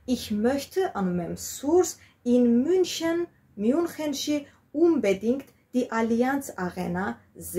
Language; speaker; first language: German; non-native, fluent; Georgian